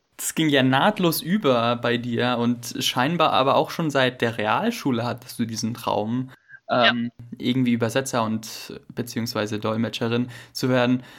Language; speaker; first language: German; native; German